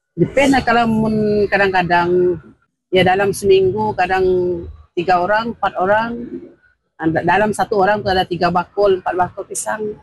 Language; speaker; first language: Malay; non-native, local second language; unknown